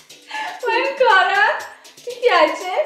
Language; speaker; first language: Italian; non-native, fluent; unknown